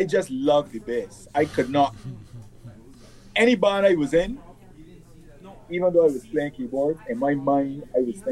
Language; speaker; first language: English; native; English